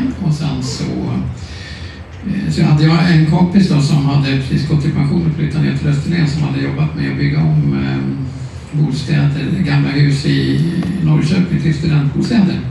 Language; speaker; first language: Swedish; native; Swedish